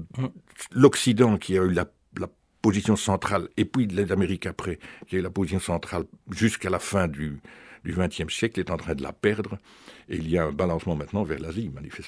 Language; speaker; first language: French; native; French